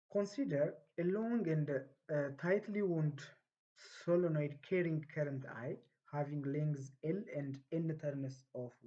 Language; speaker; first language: English; non-native, local second language; Amharic